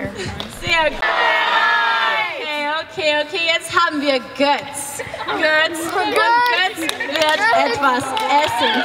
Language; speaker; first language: German; non-native, fluent; English